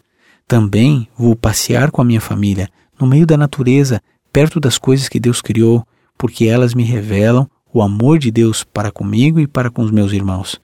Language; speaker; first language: Portuguese; native; Portuguese